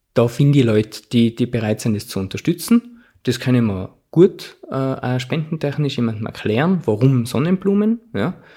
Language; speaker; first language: German; native; German